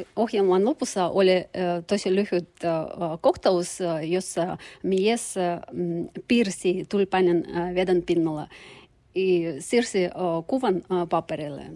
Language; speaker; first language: Finnish; non-native, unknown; Russian